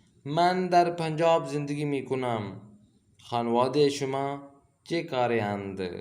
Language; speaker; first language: Persian; non-native, fluent; Urdu